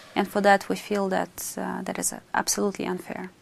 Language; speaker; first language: English; non-native, fluent; Russian